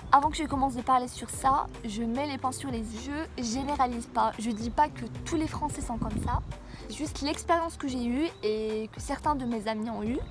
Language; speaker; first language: French; non-native, local second language; Arabic